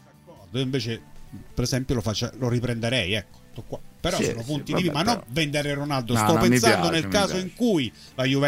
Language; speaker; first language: Italian; native; Italian